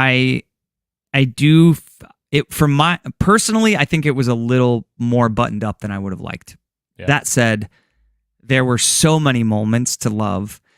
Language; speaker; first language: English; native; English